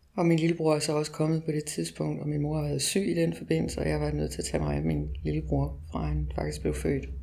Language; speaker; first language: Danish; native; Danish